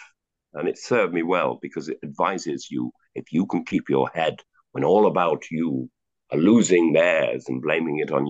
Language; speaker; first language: English; native; English